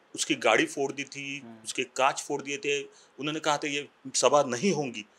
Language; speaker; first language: Hindi; non-native, local second language; Marathi